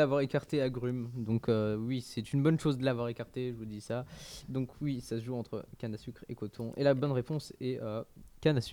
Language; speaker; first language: French; native; French